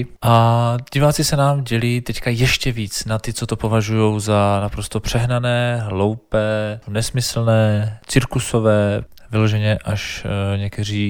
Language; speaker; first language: Czech; native; Czech